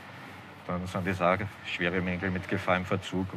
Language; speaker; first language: German; native; German